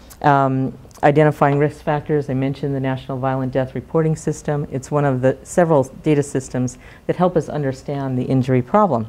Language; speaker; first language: English; native; English